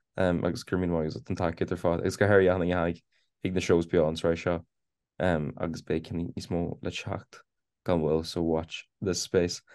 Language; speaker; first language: Irish; native; Irish